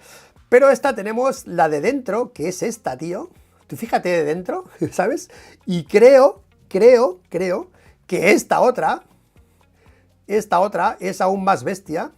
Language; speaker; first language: Spanish; native; Spanish